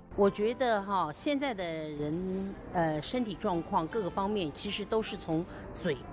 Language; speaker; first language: Chinese; native; Chinese